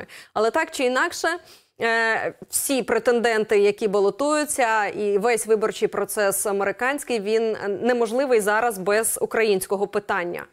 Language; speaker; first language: Ukrainian; native; Ukrainian